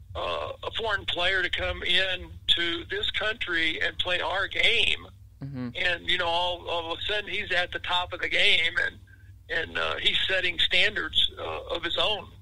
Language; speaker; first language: English; native; English